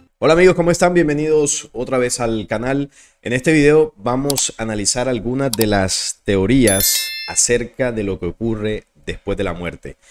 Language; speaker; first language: Spanish; native; Spanish